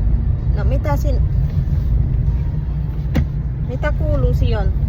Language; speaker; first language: Finnish; non-native, learner; Filipino